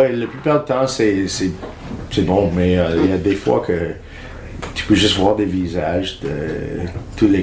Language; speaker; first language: French; non-native, learner; English